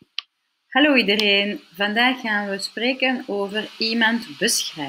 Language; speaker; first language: Dutch; non-native, local second language; French